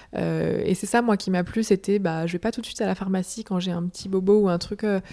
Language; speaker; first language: French; native; French